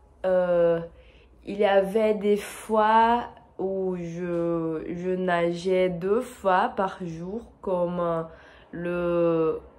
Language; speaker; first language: French; non-native, fluent; Portuguese